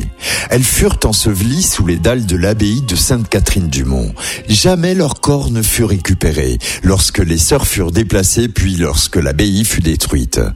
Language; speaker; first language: French; native; French